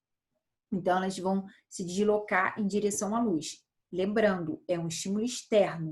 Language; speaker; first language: Portuguese; native; Portuguese